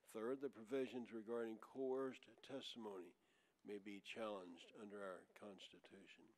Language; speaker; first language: English; native; English